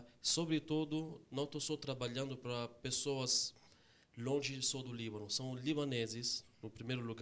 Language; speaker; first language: Portuguese; non-native, fluent; Arabic